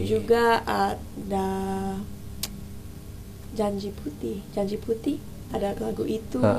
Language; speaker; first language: Indonesian; early bilingual, heritage; English